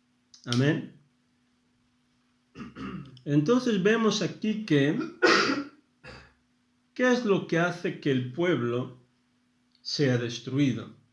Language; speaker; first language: Spanish; non-native, fluent; Portuguese